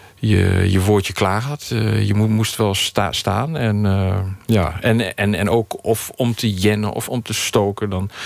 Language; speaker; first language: Dutch; native; Dutch